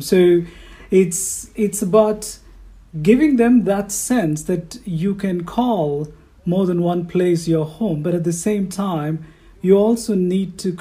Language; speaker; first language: English; non-native, local second language; Tamil